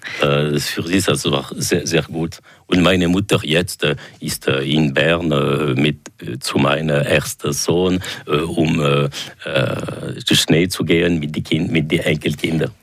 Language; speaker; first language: German; non-native, local second language; French